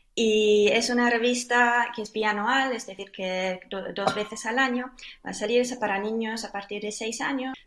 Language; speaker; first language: Spanish; non-native, fluent; German